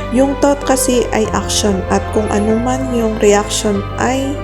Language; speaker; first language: English; non-native, local second language; Filipino